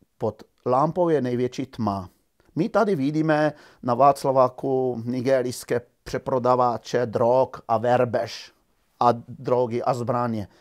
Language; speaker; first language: Czech; native; Czech